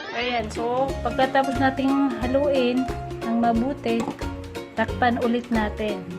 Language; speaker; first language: Filipino; non-native, local second language; Maranao